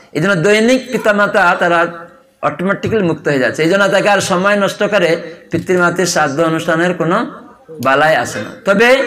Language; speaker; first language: Bangla; non-native, fluent; Odia